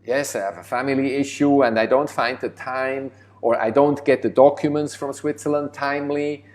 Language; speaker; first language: English; non-native, fluent; German